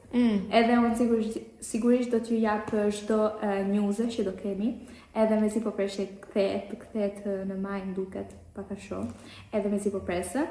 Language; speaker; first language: Albanian; early bilingual, heritage; Albanian